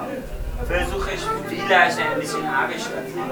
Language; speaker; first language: German; non-native, learner; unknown